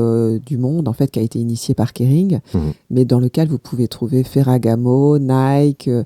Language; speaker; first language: French; native; French